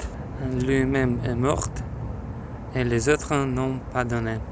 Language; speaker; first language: French; non-native, learner; Russian